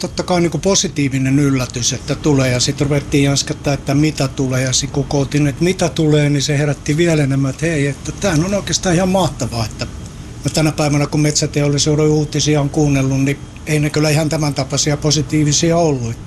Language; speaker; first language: Finnish; native; Finnish